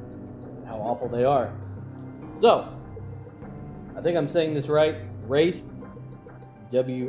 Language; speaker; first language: English; native; English